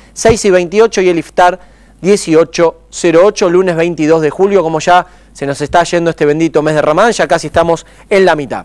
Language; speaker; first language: Spanish; native; Spanish